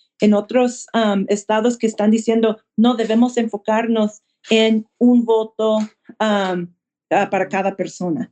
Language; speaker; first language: Spanish; early bilingual, heritage; Spanish